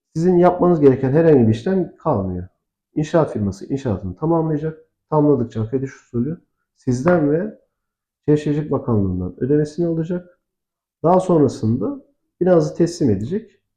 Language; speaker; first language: Turkish; native; Turkish